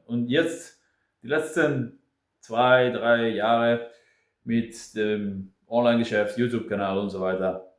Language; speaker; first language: German; non-native, fluent; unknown